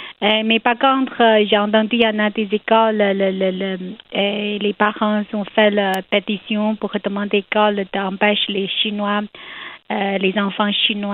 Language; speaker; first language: French; non-native, learner; Chinese